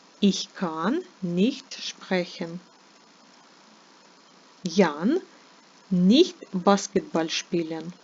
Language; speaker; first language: German; non-native, fluent; Ukrainian